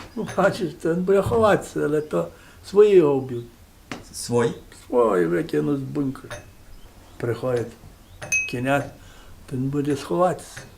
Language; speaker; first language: Ukrainian; native; Ukrainian